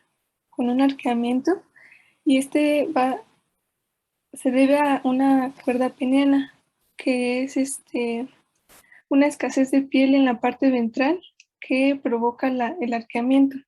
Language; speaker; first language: Spanish; native; Spanish